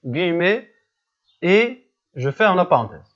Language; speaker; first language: French; non-native, local second language; Arabic